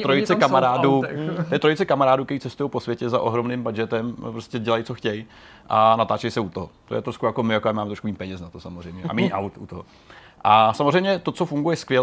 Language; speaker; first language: Czech; native; Czech